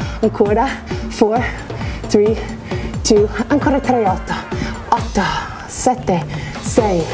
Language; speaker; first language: Italian; non-native, fluent; English